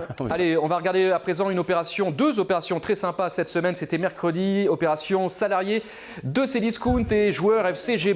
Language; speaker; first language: French; native; French